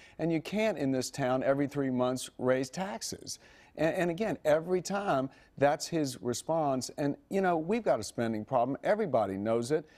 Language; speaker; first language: English; native; English